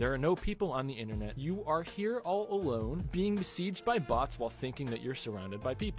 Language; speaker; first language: English; native; English